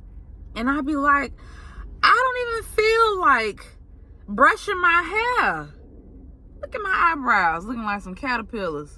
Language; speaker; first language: English; native; English